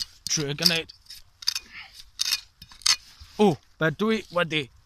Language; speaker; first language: Welsh; non-native, learner; English